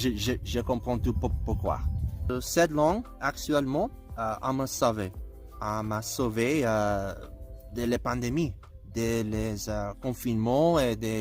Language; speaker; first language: French; non-native, learner; English